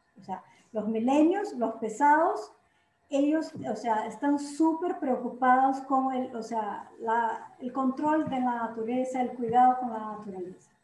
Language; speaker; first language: Spanish; non-native, fluent; Portuguese